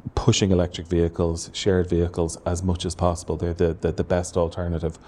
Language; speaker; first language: English; native; English